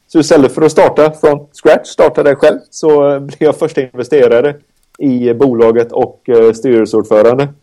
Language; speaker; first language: Swedish; native; Swedish